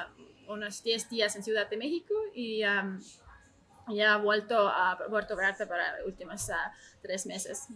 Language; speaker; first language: Spanish; non-native, learner; Estonian